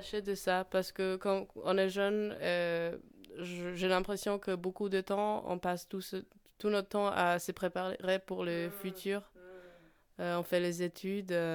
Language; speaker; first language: French; non-native, fluent; Polish